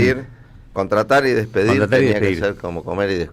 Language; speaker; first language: Spanish; native; Spanish